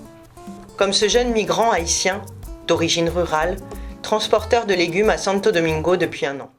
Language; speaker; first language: French; native; French